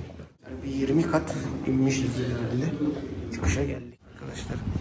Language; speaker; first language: Turkish; native; Turkish